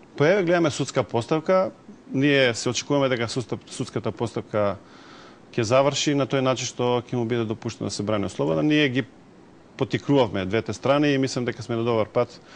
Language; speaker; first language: Macedonian; non-native, local second language; Serbian